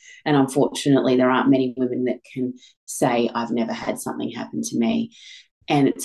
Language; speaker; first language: English; native; English